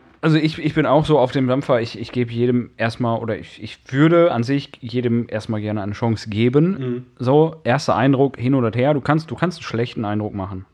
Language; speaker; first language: German; native; German